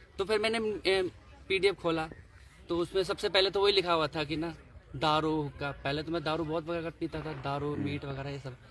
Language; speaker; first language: Hindi; non-native, local second language; Nepali